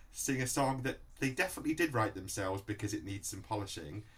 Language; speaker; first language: English; native; English